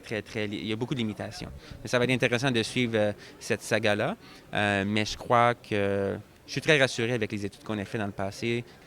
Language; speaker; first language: French; native; French